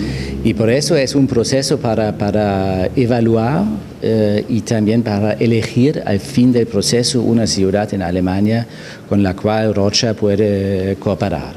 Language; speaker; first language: Spanish; non-native, fluent; German